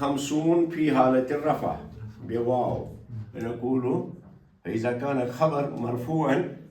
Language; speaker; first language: Arabic; non-native, fluent; Kashmiri